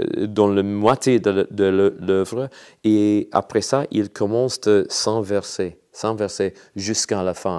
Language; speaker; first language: French; non-native, learner; English